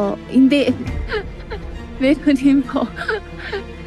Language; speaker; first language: Filipino; non-native, learner; Chinese